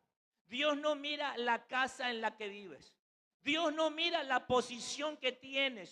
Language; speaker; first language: Spanish; native; Spanish